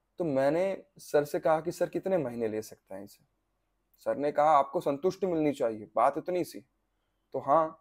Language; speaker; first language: Hindi; non-native, local second language; Gujarati